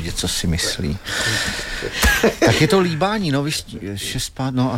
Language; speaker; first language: Czech; native; Czech